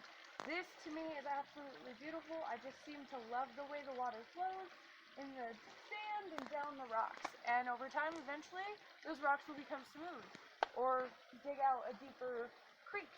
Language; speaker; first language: English; native; English